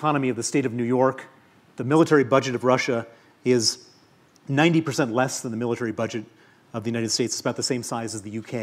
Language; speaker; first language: English; native; English